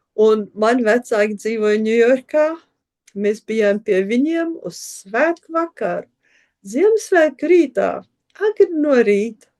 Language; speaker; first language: Latvian; early bilingual, heritage; Latvian